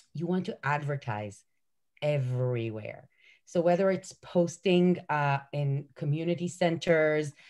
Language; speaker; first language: English; non-native, fluent; Hebrew